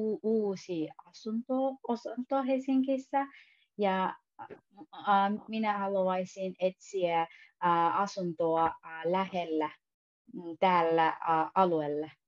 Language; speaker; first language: Finnish; non-native, learner; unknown